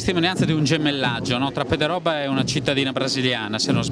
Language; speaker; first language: Italian; native; Italian